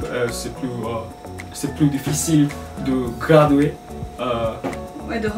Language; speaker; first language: French; native; French